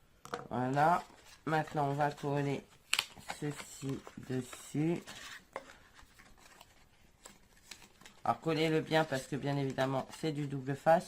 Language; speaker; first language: French; native; French